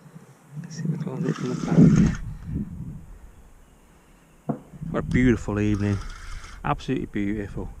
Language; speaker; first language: English; native; English